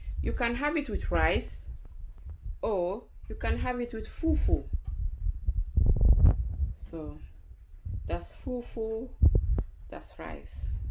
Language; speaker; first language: English; non-native, local second language; Mandingo